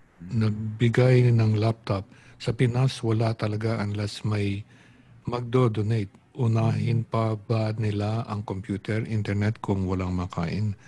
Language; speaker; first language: Filipino; native; Filipino